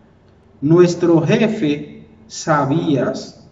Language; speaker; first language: Spanish; non-native, fluent; Haitian Creole